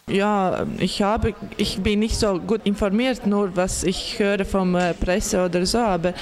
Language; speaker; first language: German; non-native, learner; Latvian